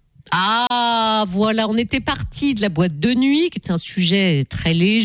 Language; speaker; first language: French; native; French